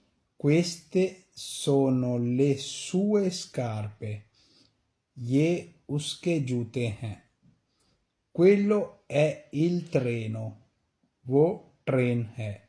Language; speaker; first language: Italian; non-native, fluent; Urdu